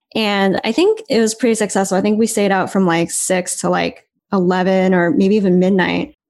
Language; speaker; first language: English; native; English